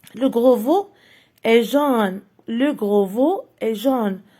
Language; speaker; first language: French; non-native, local second language; Arabic